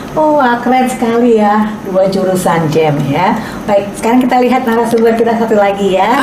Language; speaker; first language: Indonesian; native; Indonesian